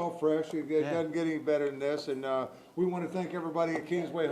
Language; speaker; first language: English; native; English